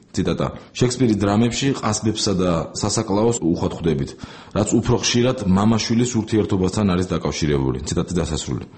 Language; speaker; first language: Georgian; native; Georgian